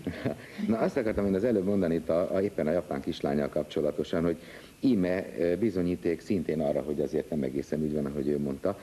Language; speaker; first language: Hungarian; native; Hungarian